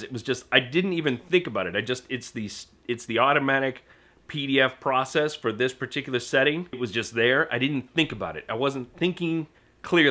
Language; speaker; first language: English; native; English